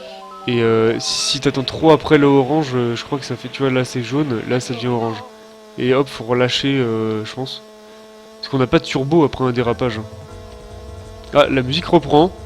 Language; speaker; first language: French; native; French